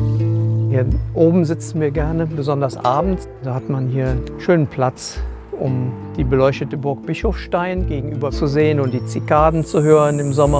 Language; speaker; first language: German; native; German